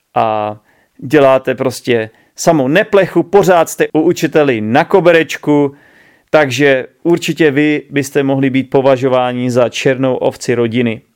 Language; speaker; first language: Czech; native; Czech